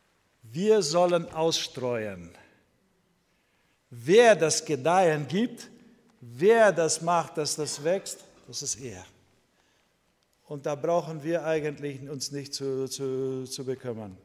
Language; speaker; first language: German; non-native, fluent; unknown